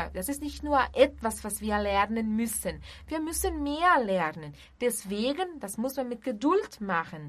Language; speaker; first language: German; non-native, fluent; Portuguese